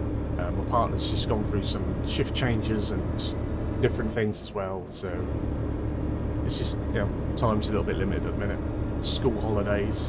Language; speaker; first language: English; native; English